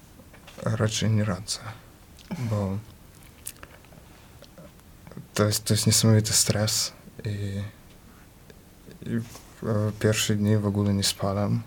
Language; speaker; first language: Polish; early bilingual, other home language; Ukrainian